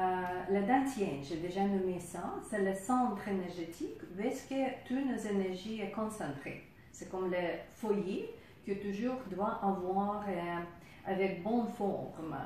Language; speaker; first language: French; non-native, fluent; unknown